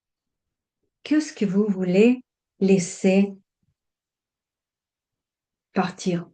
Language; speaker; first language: French; non-native, fluent; Russian